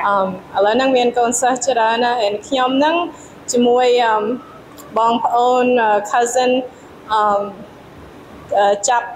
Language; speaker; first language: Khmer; early bilingual, heritage; Khmer